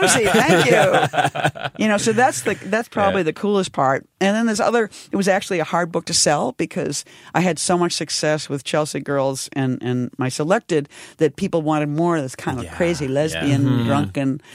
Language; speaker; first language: English; native; English